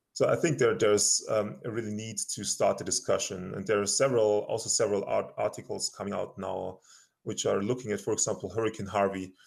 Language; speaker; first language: English; non-native, fluent; German